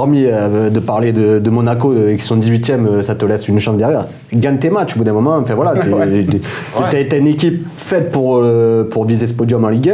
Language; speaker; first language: French; native; French